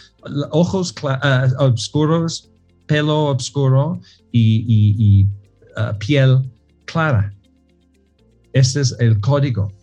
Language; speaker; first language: Spanish; non-native, fluent; English